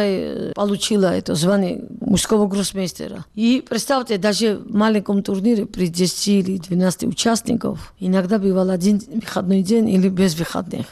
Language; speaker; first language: Russian; non-native, local second language; Georgian